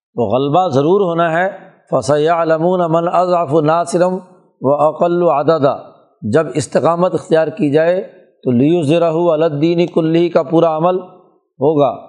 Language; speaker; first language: Urdu; non-native, local second language; Punjabi